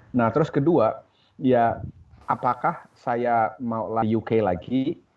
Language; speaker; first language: Indonesian; native; Indonesian